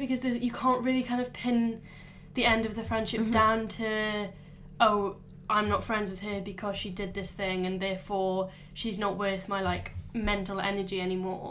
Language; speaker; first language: English; native; English